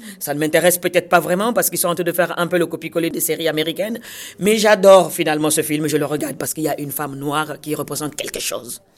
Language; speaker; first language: French; non-native, local second language; Kongo